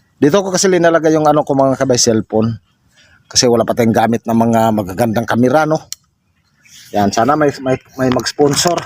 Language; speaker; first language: Filipino; non-native, local second language; Cebuano